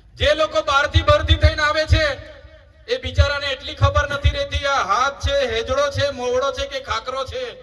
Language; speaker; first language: Gujarati; non-native, local second language; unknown